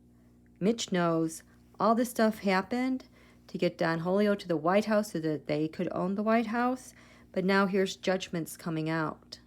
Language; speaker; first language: English; native; English